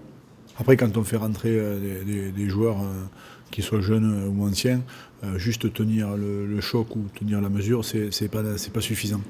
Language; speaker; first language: French; native; French